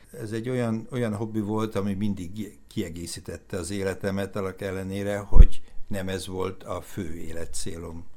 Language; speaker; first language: Hungarian; native; Hungarian